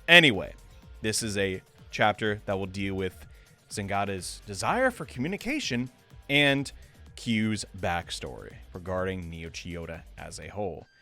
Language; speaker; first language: English; native; English